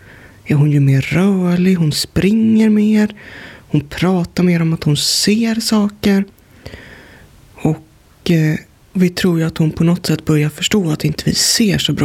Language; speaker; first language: Swedish; native; Swedish